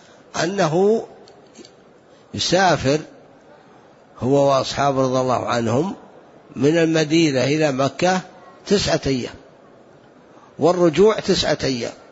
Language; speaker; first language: Arabic; native; Arabic